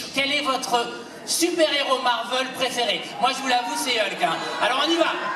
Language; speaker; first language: French; native; French